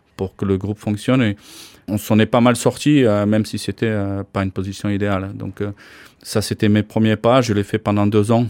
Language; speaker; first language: French; non-native, fluent; Slovak